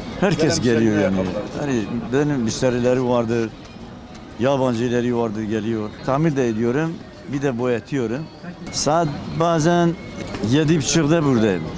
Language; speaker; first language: Turkish; non-native, local second language; Kurdish